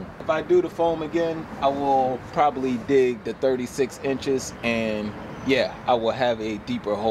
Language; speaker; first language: English; native; English